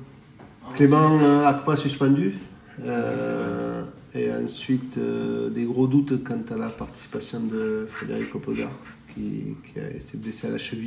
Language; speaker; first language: French; native; French